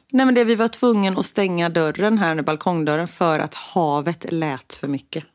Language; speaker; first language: Swedish; native; Swedish